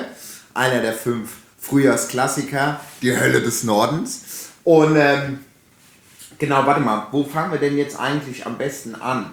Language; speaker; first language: German; native; German